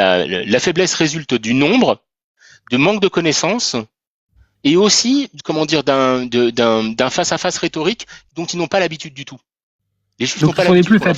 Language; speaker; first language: French; native; French